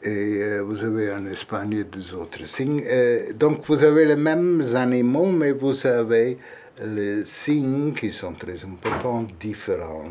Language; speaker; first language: French; non-native, fluent; German